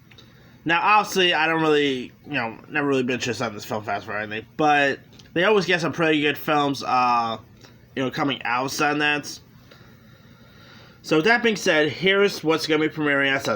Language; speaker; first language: English; native; English